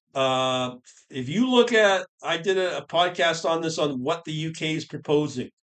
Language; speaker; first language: English; native; English